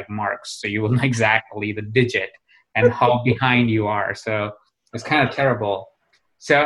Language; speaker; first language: English; non-native, local second language; Hindi